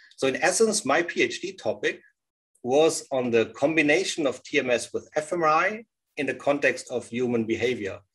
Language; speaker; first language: English; non-native, fluent; German